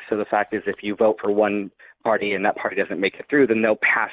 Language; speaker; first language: English; native; English